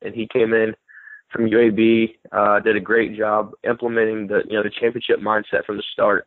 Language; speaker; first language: English; native; English